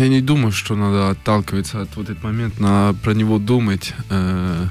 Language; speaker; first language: Russian; early bilingual, heritage; French